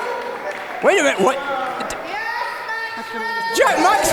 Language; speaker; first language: English; native; English